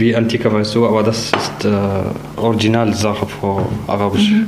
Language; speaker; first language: German; non-native, learner; Arabic